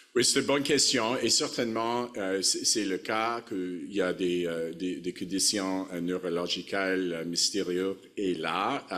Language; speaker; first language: French; non-native, local second language; English